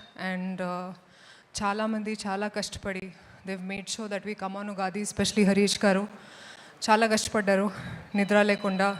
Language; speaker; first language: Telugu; non-native, fluent; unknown